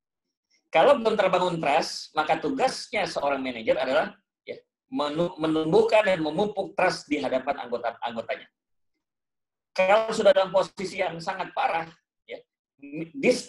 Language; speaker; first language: Indonesian; native; Indonesian